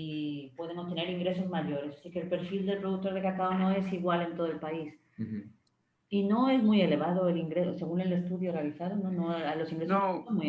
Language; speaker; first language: Spanish; native; Spanish